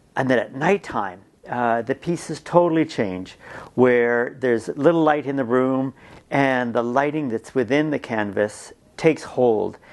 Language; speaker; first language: English; native; English